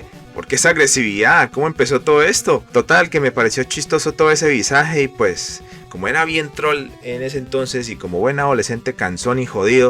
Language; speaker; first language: Spanish; native; Spanish